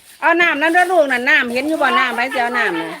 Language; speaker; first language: Thai; non-native, local second language; Lao